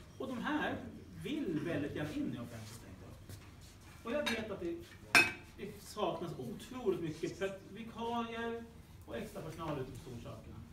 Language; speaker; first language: Swedish; native; Swedish